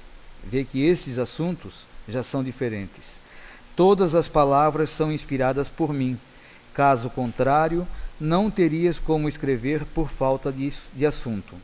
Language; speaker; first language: Portuguese; native; Portuguese